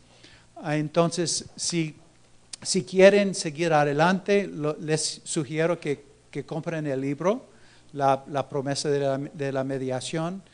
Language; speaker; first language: Spanish; non-native, fluent; English